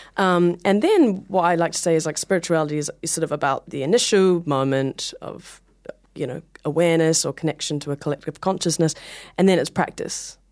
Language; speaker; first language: English; native; English